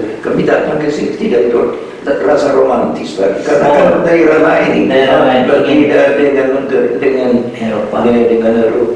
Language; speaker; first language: Indonesian; non-native, fluent; Hungarian